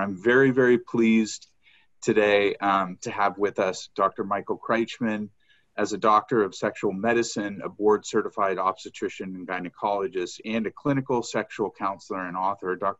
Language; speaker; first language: English; native; English